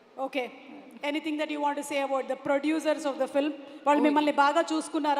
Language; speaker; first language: Telugu; native; Telugu